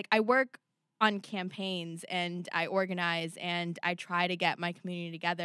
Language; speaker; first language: English; non-native, local second language; Urdu